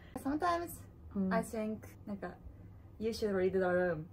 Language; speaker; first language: English; non-native, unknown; Japanese